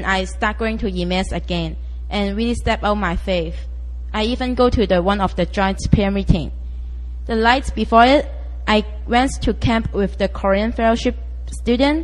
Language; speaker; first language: English; non-native, local second language; Cantonese